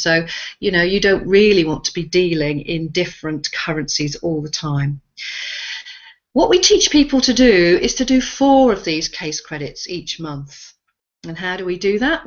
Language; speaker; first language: English; native; English